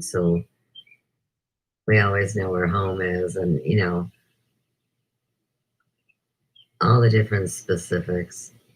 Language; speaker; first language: English; native; English